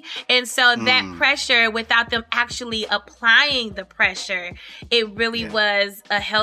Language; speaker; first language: English; native; English